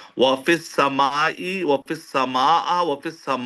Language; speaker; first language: Arabic; non-native, fluent; Urdu